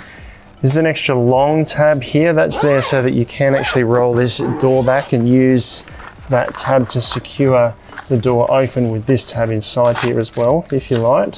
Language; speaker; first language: English; native; English